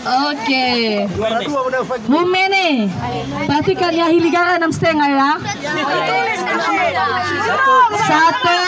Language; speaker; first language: Indonesian; non-native, local second language; Nias